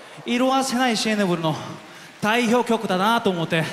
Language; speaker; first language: Japanese; non-native, fluent; Korean